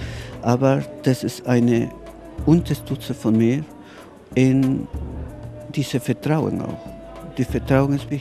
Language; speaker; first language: German; non-native, learner; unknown